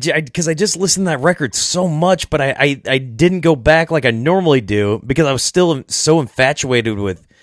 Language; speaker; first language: English; native; English